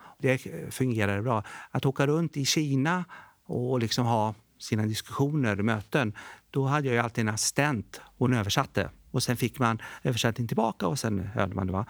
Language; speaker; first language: Swedish; early bilingual, other home language; Bosnian